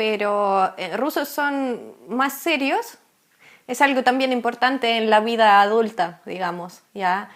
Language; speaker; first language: Spanish; non-native, fluent; Russian